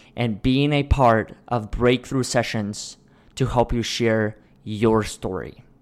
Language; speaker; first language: English; early bilingual, other home language; Russian